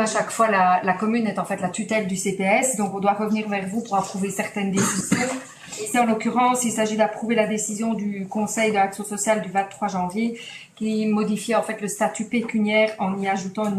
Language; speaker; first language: French; native; French